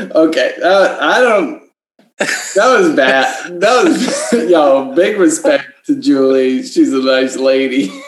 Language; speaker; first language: English; native; English